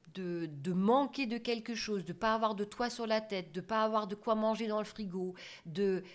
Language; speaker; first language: French; non-native, fluent; German